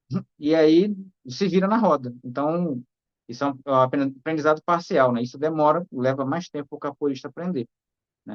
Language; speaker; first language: Portuguese; native; Portuguese